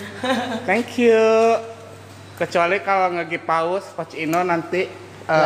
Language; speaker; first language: Indonesian; native; Indonesian